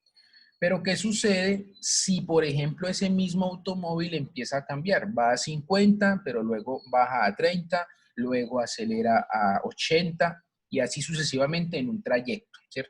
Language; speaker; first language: Spanish; native; Spanish